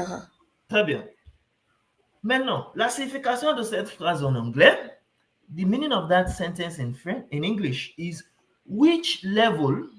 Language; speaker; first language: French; non-native, fluent; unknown